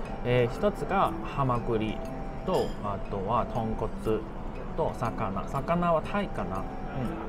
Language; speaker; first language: Japanese; non-native, fluent; Cantonese